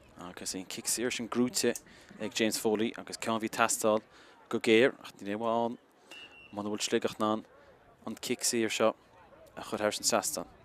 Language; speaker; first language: Irish; native; Irish